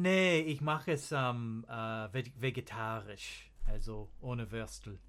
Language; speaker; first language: German; non-native, learner; English